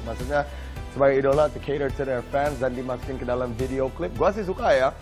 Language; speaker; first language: Indonesian; early bilingual, heritage; Indonesian